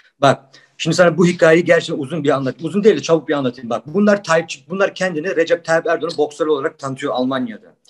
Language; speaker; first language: Turkish; early bilingual, heritage; Turkish